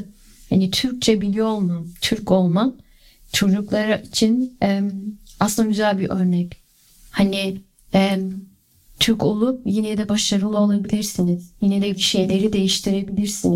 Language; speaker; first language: Turkish; early bilingual, other home language; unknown